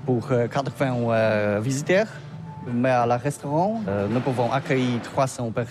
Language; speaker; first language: French; non-native, learner; Polish